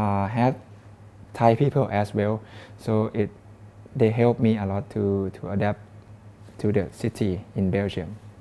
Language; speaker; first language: English; non-native, learner; Thai